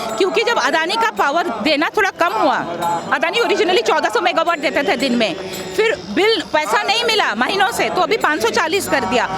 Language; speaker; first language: Hindi; non-native, local second language; Bangla